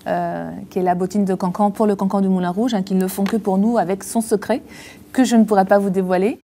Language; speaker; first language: French; native; French